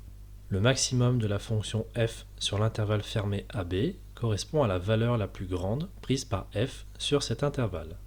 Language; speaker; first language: French; native; French